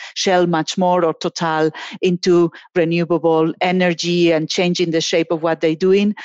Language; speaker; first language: English; non-native, fluent; Spanish